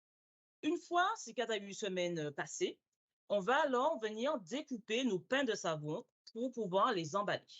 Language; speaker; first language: French; native; French